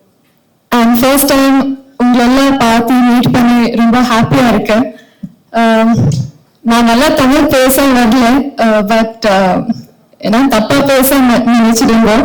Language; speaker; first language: Tamil; non-native, learner; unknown